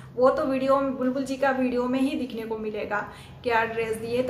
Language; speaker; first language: Hindi; non-native, local second language; Bangla